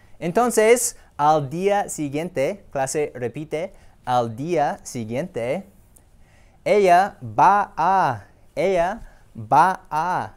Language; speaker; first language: Spanish; non-native, fluent; English